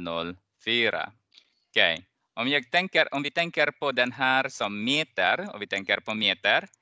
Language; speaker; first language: Swedish; non-native, fluent; Arabic